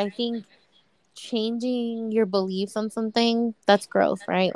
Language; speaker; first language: English; native; English